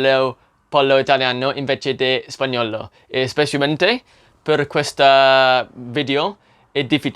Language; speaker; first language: Italian; non-native, learner; English